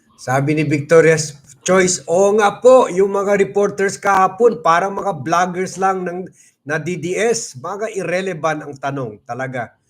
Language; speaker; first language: Filipino; non-native, local second language; Cebuano